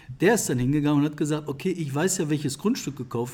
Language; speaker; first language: German; native; German